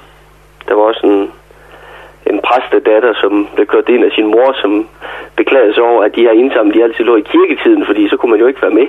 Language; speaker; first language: Danish; native; Danish